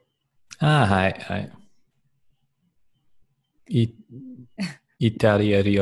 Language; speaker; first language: Japanese; non-native, learner; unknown